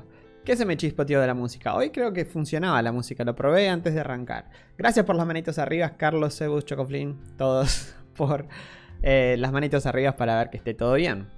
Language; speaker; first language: Spanish; native; Spanish